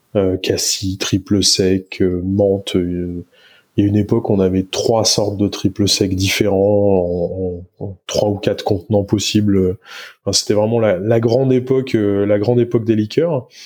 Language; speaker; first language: French; native; French